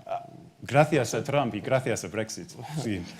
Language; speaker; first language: Spanish; non-native, fluent; English